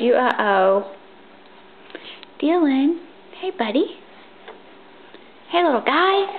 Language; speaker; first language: English; native; English